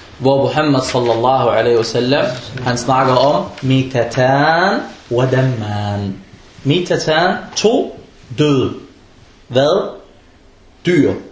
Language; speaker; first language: Danish; non-native, fluent; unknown